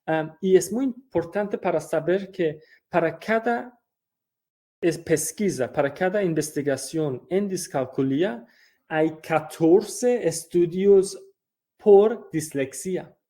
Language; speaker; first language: Spanish; non-native, fluent; Persian